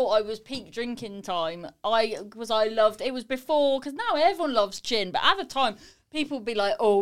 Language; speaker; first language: English; native; English